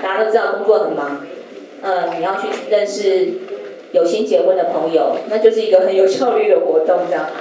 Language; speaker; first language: Chinese; native; Chinese